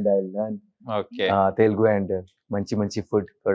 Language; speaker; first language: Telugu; non-native, learner; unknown